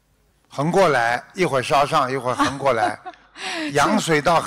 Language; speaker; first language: Chinese; native; Chinese